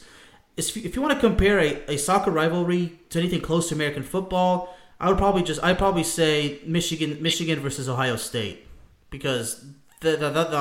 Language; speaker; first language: English; native; English